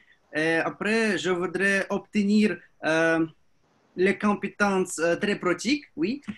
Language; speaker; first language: French; non-native, learner; Russian